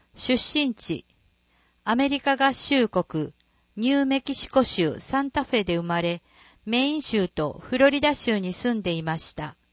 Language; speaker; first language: Japanese; native; Japanese